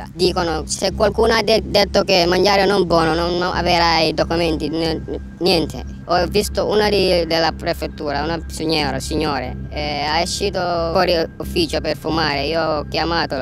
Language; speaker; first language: Italian; non-native, learner; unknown